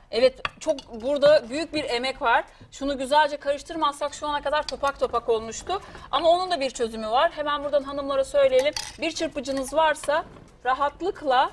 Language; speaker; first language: Turkish; native; Turkish